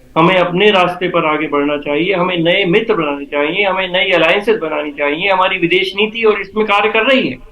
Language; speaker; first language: Hindi; native; Hindi